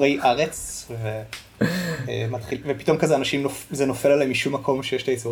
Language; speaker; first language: Hebrew; native; Hebrew